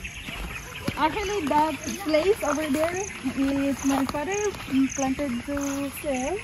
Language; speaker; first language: English; non-native, local second language; Cebuano